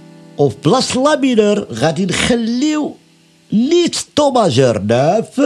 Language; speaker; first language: Arabic; native; Arabic